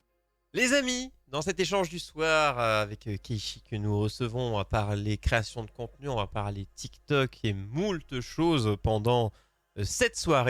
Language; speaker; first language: French; native; French